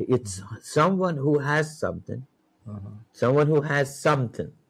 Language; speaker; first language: English; non-native, fluent; Persian